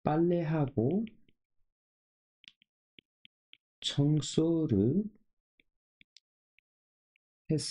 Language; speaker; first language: Korean; non-native, local second language; Nepali